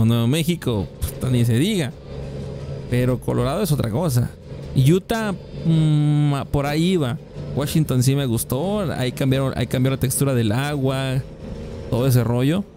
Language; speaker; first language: Spanish; native; Spanish